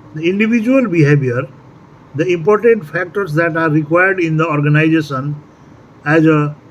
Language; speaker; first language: English; non-native, local second language; Nepali